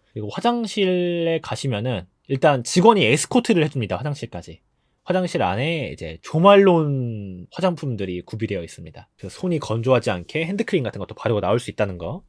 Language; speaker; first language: Korean; native; Korean